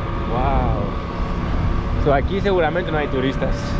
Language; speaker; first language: Spanish; non-native, learner; Greek